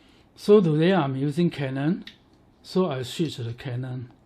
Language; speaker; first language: English; non-native, learner; Chinese